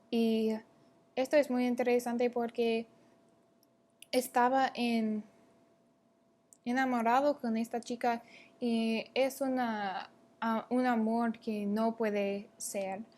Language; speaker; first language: Spanish; non-native, learner; English